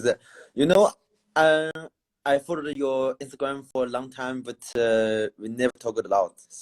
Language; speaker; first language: English; non-native, learner; Chinese